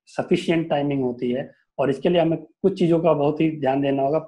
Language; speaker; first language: Hindi; native; Hindi